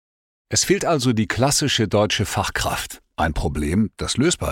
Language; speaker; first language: German; native; German